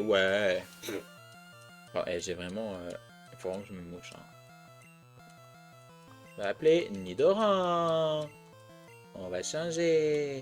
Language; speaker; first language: French; native; French